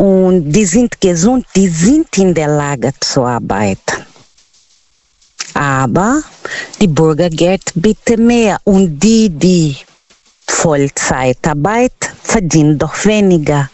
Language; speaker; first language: German; non-native, learner; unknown